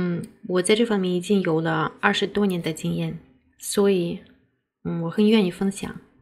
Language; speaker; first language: Chinese; non-native, fluent; Russian